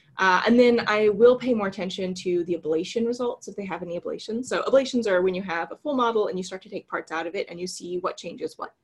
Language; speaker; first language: English; native; English